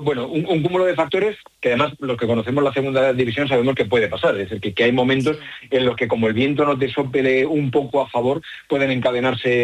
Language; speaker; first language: Spanish; native; Spanish